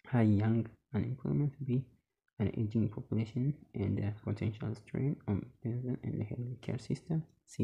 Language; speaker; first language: English; non-native, local second language; Amharic